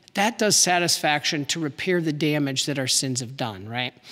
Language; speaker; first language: English; native; English